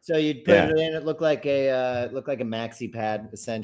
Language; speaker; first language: English; native; English